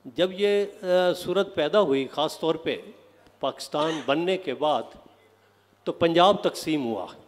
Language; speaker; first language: Urdu; non-native, local second language; Saraiki